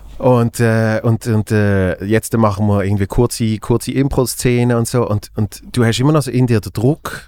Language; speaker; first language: German; native; German